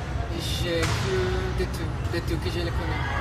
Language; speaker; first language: French; non-native, learner; Spanish